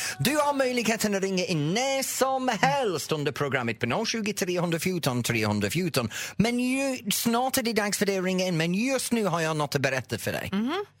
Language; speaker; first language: Swedish; non-native, fluent; English